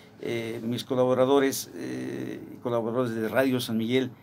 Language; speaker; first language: Spanish; native; Spanish